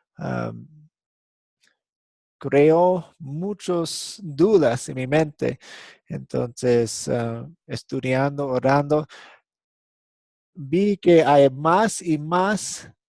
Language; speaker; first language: Spanish; non-native, fluent; English